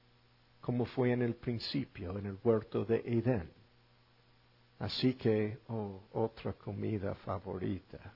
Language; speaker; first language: Spanish; non-native, fluent; English